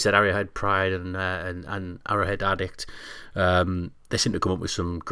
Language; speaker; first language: English; native; English